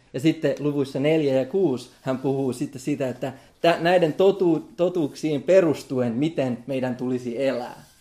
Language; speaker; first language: Finnish; non-native, local second language; Swedish